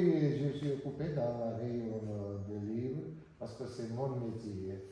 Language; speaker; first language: French; non-native, learner; Georgian